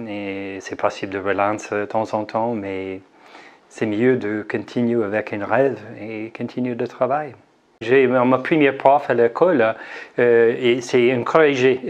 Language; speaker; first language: French; non-native, learner; English